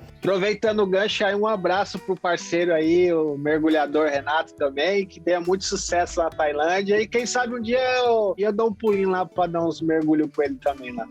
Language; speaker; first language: Portuguese; native; Portuguese